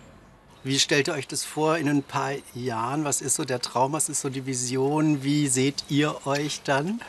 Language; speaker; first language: German; native; German